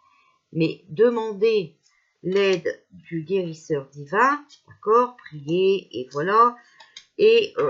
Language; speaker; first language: French; native; French